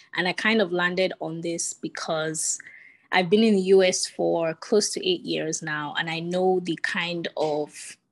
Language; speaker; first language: English; non-native, local second language; Yoruba